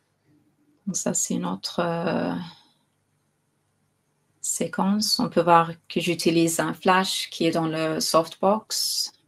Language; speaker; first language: French; non-native, fluent; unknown